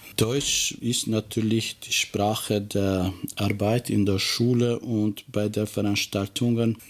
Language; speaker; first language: German; non-native, fluent; Albanian